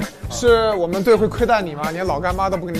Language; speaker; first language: Chinese; native; Chinese